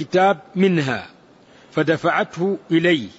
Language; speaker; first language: Arabic; native; Arabic